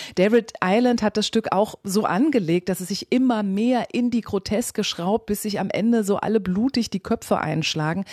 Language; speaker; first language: German; native; German